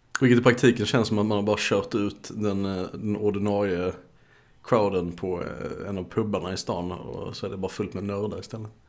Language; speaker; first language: Swedish; native; Swedish